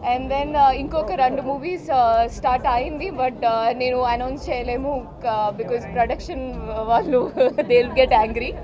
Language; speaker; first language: Telugu; non-native, fluent; Malayalam